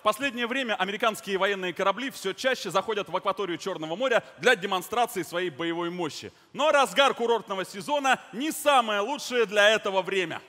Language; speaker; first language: Russian; native; Russian